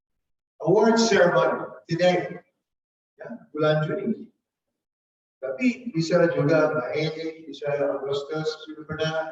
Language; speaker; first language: Indonesian; non-native, fluent; English